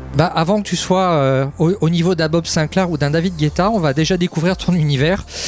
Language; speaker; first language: French; native; French